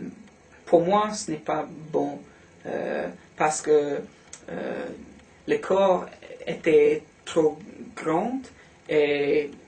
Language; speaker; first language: French; non-native, learner; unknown